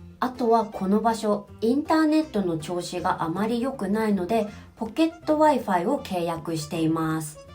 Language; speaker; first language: Japanese; native; Japanese